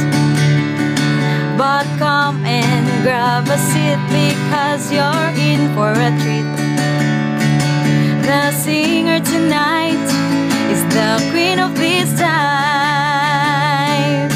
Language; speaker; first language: English; non-native, local second language; Cebuano